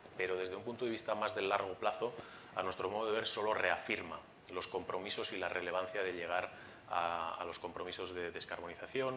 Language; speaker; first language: Spanish; native; Spanish